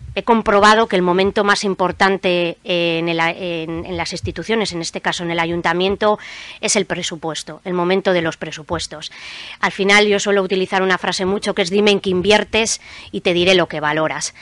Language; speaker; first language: Spanish; native; Spanish